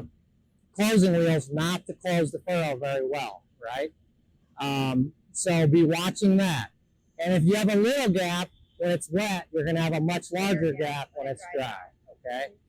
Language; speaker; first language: English; native; English